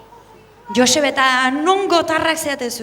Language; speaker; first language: Basque; native; Basque